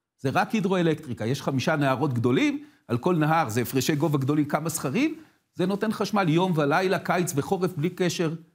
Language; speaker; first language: Hebrew; native; Hebrew